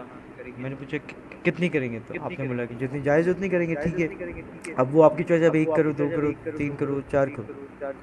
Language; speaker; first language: Hindi; non-native, fluent; Bangla